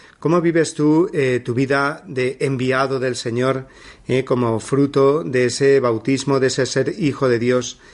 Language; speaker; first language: Spanish; native; Spanish